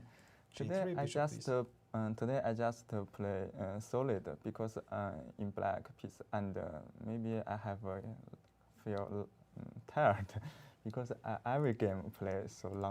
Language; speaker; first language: English; non-native, learner; Chinese